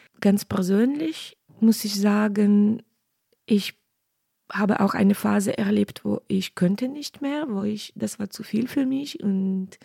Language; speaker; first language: German; non-native, fluent; Ukrainian